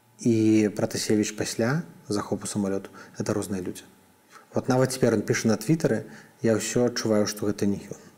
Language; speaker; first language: Belarusian; native; Belarusian